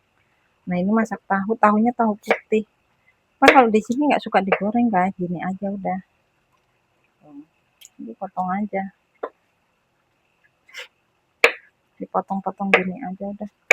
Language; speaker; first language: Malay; non-native, local second language; Indonesian